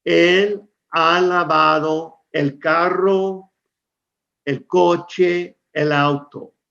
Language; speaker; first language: Spanish; non-native, fluent; English